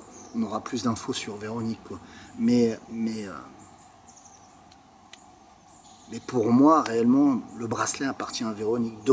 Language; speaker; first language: French; native; French